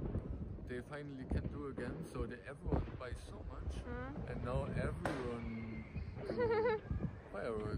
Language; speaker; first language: English; non-native, learner; German